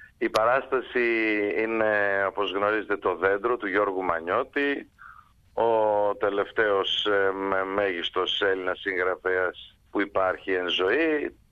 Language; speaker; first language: Greek; early bilingual, heritage; Greek